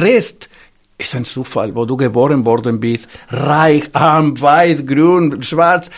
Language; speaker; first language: German; non-native, fluent; Spanish